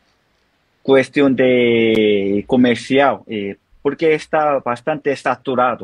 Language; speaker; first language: Spanish; non-native, learner; Korean